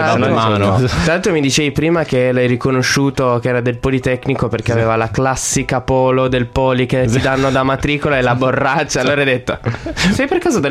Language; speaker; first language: Italian; native; Italian